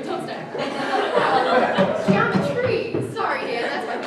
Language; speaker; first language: English; native; English